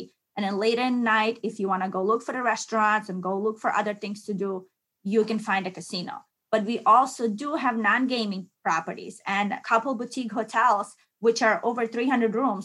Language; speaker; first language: English; non-native, fluent; Ukrainian